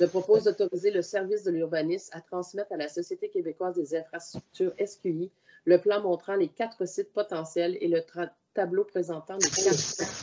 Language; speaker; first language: French; native; French